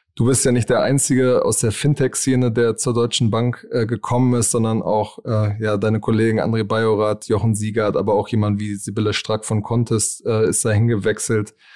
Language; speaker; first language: German; native; German